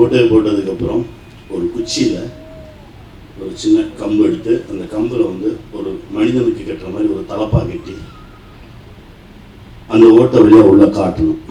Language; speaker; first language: Tamil; native; Tamil